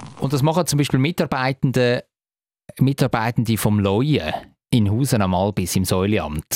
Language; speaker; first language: German; native; German